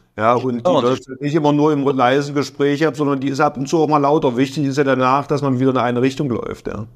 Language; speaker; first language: German; native; German